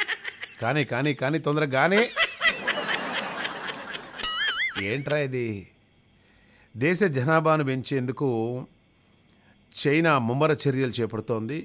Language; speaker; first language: Telugu; native; Telugu